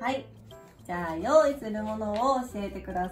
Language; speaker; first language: Japanese; native; Japanese